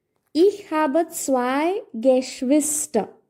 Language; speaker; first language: German; non-native, fluent; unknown